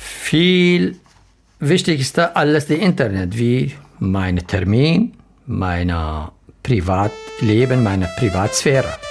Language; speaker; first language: German; non-native, learner; Arabic